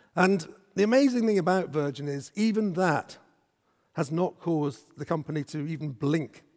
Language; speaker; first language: English; native; English